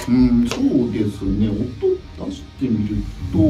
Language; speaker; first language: Japanese; native; Japanese